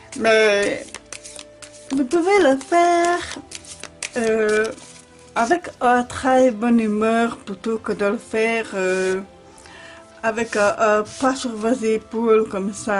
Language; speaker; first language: French; native; French